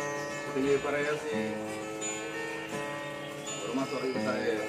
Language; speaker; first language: Indonesian; non-native, local second language; Malay